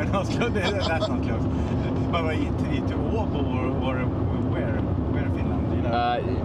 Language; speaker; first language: English; non-native, fluent; Swedish